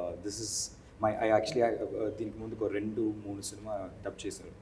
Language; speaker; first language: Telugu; non-native, learner; Tamil